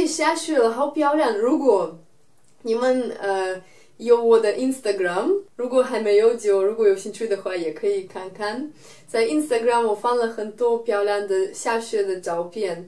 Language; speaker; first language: Chinese; non-native, fluent; Russian